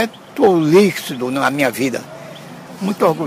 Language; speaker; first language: Portuguese; native; Portuguese